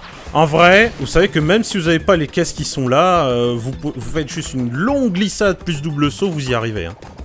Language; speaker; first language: French; native; French